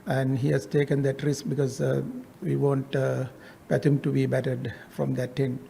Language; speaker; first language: English; non-native, local second language; Sinhala